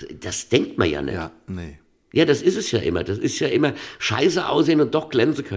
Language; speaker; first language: German; native; German